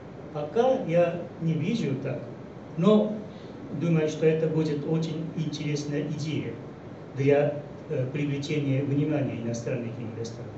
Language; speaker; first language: Russian; non-native, fluent; Japanese